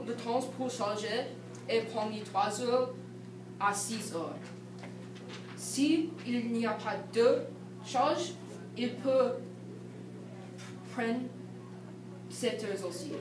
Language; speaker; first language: French; non-native, learner; English